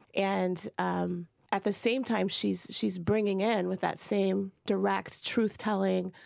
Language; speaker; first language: English; native; English